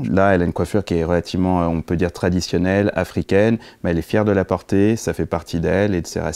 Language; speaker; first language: French; native; French